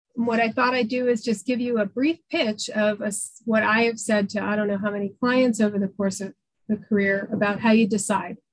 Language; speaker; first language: English; native; English